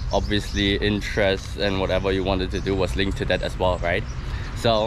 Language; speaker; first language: English; non-native, fluent; German